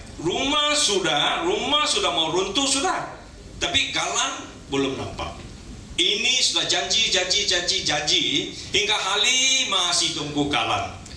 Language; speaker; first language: Malay; non-native, local second language; Chinese